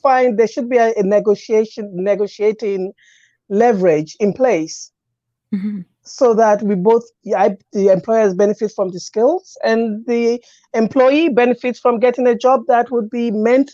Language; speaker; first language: English; native; English